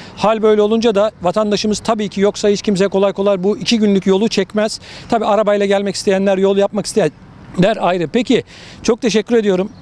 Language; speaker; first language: Turkish; native; Turkish